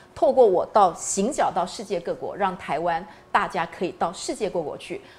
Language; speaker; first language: Chinese; native; Chinese